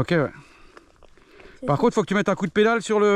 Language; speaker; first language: French; native; French